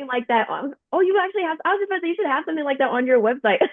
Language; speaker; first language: English; native; English